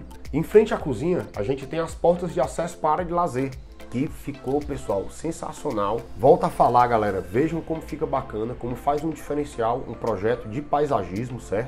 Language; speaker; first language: Portuguese; native; Portuguese